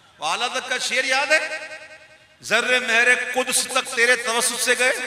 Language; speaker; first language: Urdu; non-native, local second language; Punjabi